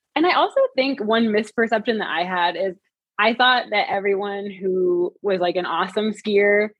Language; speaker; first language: English; native; English